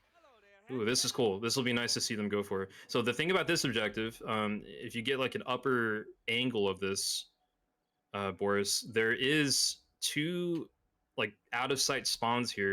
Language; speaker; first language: English; native; English